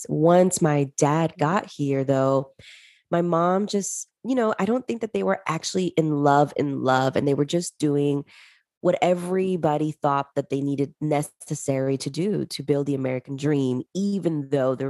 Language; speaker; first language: English; native; English